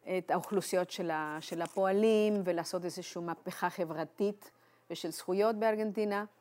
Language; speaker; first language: Hebrew; non-native, fluent; Spanish